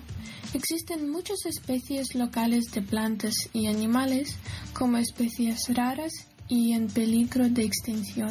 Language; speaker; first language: Spanish; non-native, learner; Ukrainian